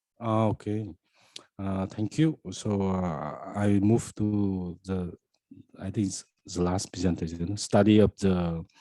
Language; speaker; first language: English; non-native, fluent; Vietnamese